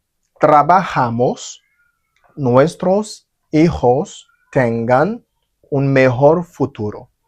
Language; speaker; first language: Spanish; non-native, fluent; Haitian Creole